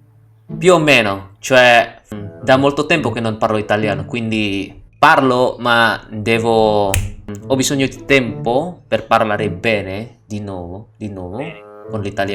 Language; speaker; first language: Italian; non-native, fluent; Indonesian